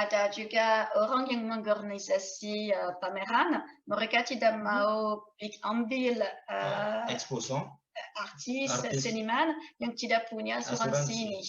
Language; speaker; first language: Indonesian; non-native, fluent; French